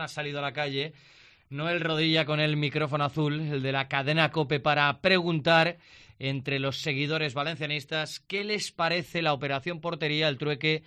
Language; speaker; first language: Spanish; native; Spanish